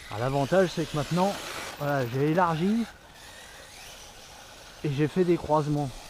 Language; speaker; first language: French; native; French